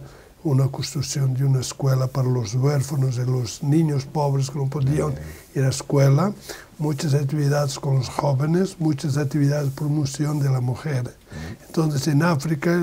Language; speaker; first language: Spanish; non-native, learner; Portuguese